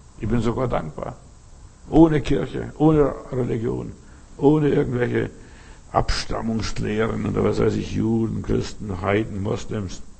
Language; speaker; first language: German; early bilingual, other home language; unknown